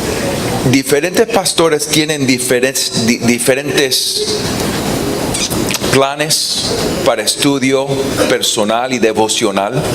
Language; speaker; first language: Spanish; non-native, fluent; English